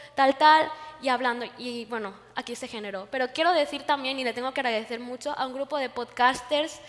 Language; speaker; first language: Spanish; native; Spanish